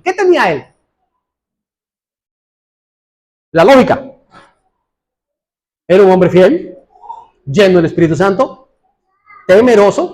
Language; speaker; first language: Spanish; native; Spanish